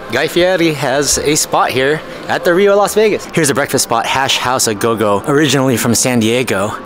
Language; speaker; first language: English; native; English